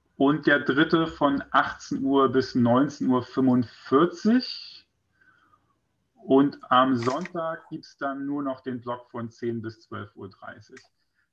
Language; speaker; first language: German; native; German